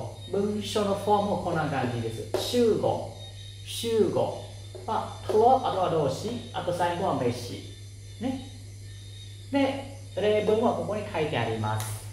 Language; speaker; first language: Japanese; non-native, fluent; Khmer